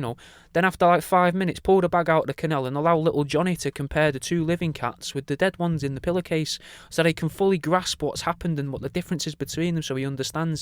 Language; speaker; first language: English; native; English